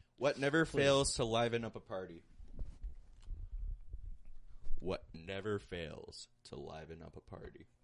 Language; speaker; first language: English; native; English